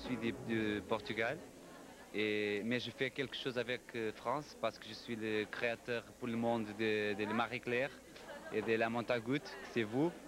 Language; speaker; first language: French; non-native, learner; Portuguese